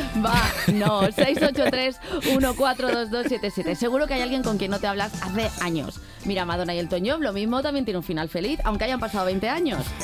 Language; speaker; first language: Spanish; native; Spanish